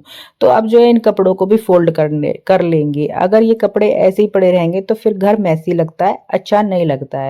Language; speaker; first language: Hindi; native; Hindi